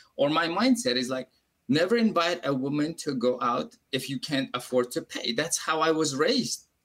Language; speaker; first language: English; non-native, fluent; Uzbek